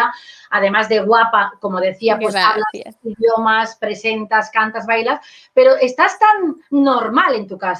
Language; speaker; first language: Spanish; native; Spanish